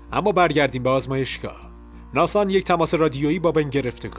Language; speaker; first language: Persian; native; Persian